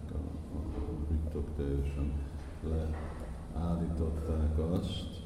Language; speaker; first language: Hungarian; early bilingual, heritage; Hungarian